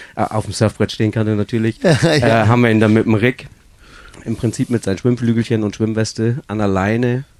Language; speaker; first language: German; native; German